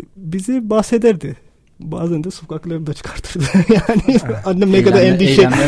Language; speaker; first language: Turkish; non-native, fluent; Urdu